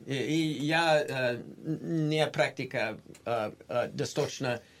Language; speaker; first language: Russian; non-native, learner; English